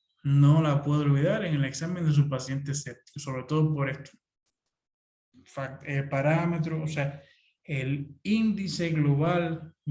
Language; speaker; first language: Spanish; native; Spanish